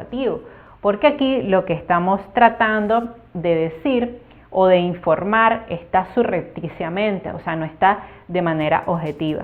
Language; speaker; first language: Spanish; native; Spanish